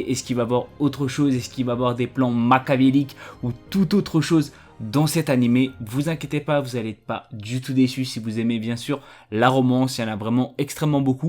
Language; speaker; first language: French; native; French